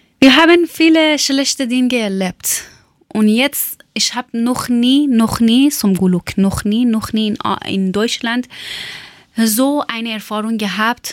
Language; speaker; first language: German; non-native, learner; Persian